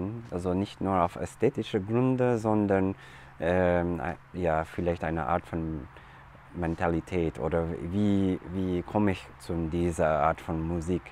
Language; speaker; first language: German; non-native, fluent; English